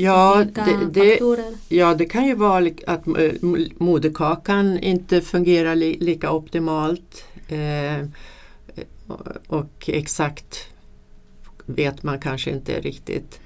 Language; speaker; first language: Swedish; native; Swedish